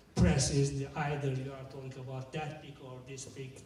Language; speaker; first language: English; non-native, fluent; Turkish